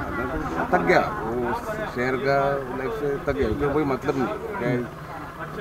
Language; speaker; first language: Hindi; non-native, local second language; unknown